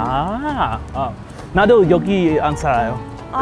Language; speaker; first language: Korean; non-native, learner; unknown